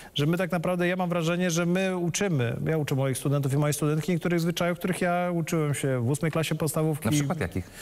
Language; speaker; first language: Polish; native; Polish